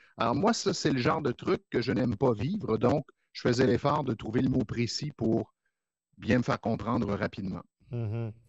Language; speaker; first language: French; native; French